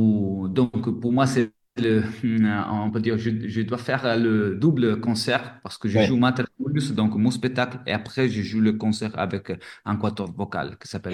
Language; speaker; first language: French; non-native, fluent; Italian